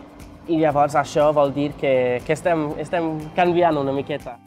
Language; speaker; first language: Catalan; non-native, fluent; English